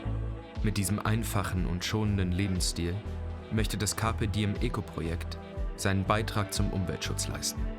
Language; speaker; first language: German; native; German